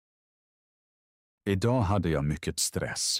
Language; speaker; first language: Swedish; non-native, fluent; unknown